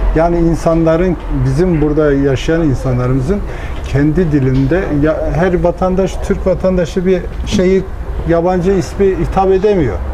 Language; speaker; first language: Turkish; native; Turkish